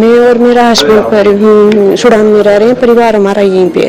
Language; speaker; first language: Hindi; native; Hindi